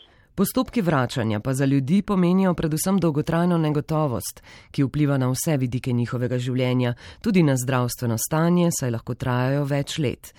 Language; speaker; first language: Slovenian; native; Slovenian